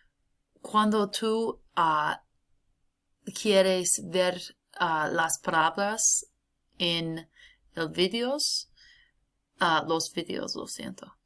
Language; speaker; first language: Spanish; non-native, learner; English